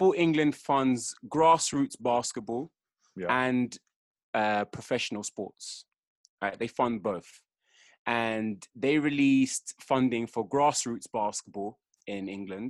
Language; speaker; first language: English; native; English